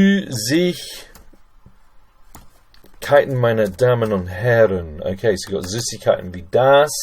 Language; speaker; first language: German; non-native, fluent; English